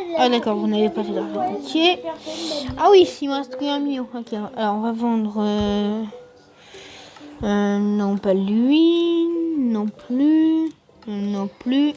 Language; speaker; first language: French; native; French